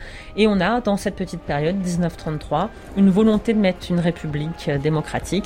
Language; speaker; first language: French; native; French